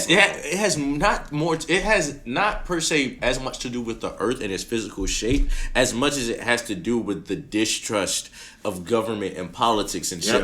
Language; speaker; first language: English; native; English